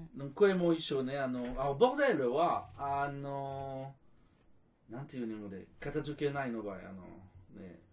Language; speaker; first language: Japanese; non-native, fluent; French